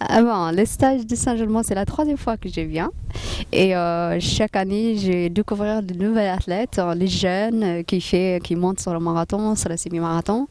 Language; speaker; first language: French; non-native, fluent; Tigrinya